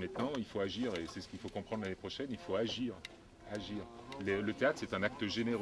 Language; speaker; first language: French; native; French